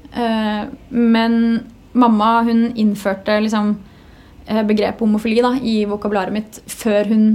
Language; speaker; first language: Norwegian; native; Norwegian